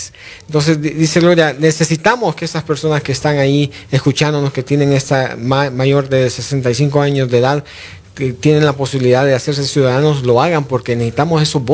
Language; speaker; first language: Spanish; native; Spanish